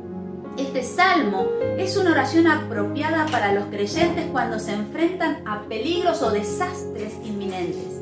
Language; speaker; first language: Spanish; native; Spanish